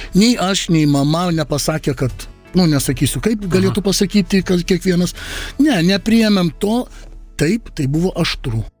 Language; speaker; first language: Lithuanian; non-native, local second language; Polish